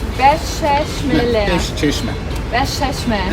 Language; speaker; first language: Turkish; non-native, learner; German